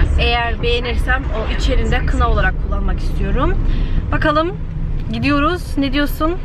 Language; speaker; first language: Turkish; early bilingual, heritage; Turkish